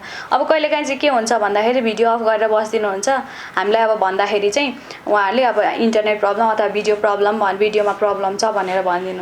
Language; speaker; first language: Nepali; native; Nepali